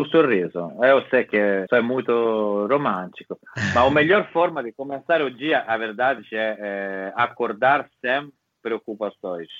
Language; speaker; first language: Portuguese; non-native, fluent; Italian